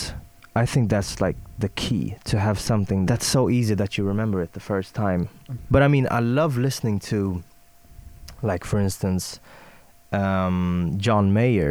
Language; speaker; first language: English; non-native, fluent; Swedish